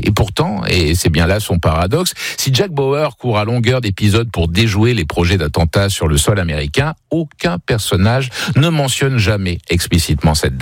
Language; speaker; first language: French; native; French